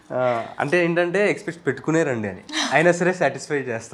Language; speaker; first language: Telugu; native; Telugu